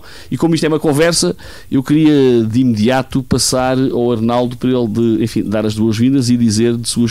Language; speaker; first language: Portuguese; native; Portuguese